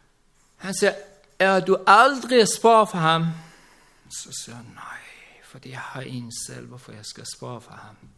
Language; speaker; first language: Danish; non-native, learner; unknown